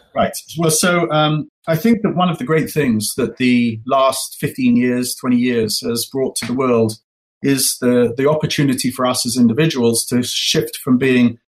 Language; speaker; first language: English; native; English